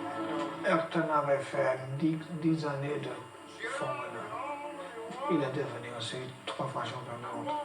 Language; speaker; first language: French; non-native, fluent; English